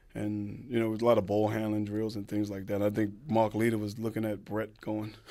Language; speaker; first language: English; native; English